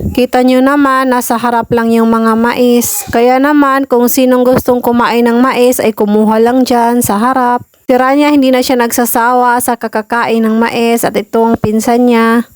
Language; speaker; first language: Filipino; non-native, local second language; Cebuano